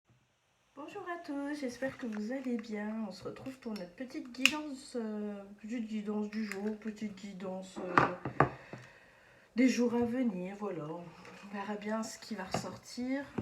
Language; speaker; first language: French; native; French